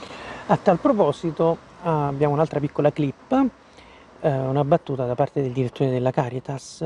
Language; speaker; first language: Italian; native; Italian